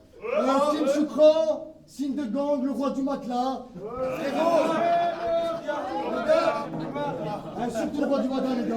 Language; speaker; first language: French; native; French